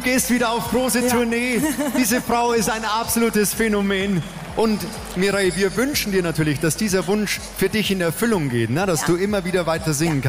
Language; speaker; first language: German; native; German